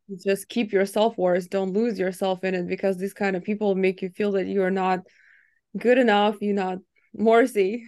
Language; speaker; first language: English; non-native, fluent; Ukrainian